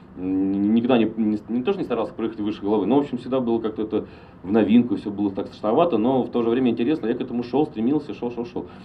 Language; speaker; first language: Russian; native; Russian